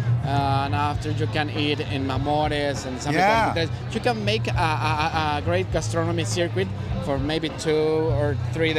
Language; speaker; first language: English; non-native, learner; Spanish